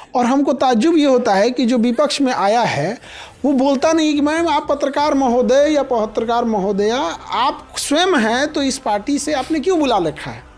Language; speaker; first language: Hindi; native; Hindi